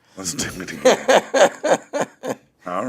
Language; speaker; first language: English; native; English